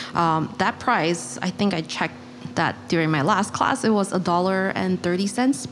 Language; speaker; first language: English; non-native, local second language; Chinese